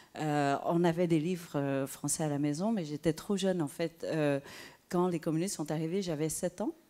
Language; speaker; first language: French; early bilingual, other home language; Vietnamese